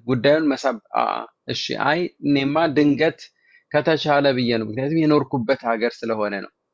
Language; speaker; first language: Amharic; native; Amharic